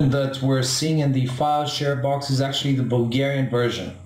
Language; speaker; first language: English; non-native, fluent; Bulgarian